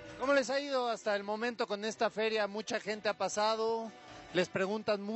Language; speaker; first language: Spanish; native; Spanish